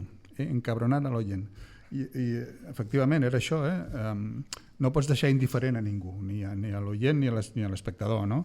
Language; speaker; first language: Catalan; native; Catalan